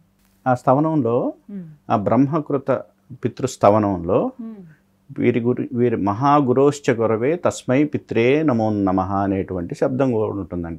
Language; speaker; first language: Telugu; native; Telugu